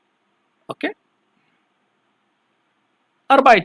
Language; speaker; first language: German; non-native, learner; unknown